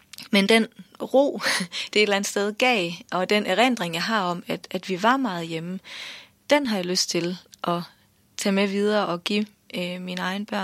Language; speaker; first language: Danish; native; Danish